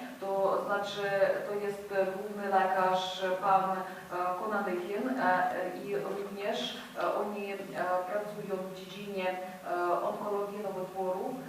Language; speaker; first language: Polish; non-native, fluent; Ukrainian